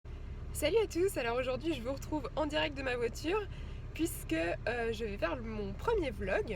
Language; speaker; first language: French; native; French